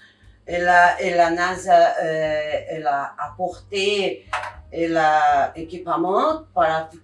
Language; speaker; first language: French; non-native, learner; Portuguese